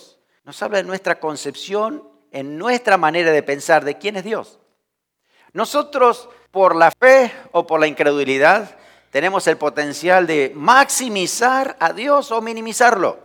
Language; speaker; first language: Spanish; native; Spanish